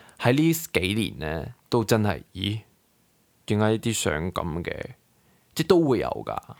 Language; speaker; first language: Cantonese; native; Cantonese